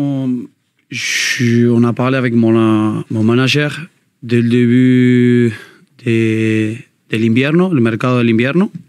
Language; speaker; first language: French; non-native, learner; Spanish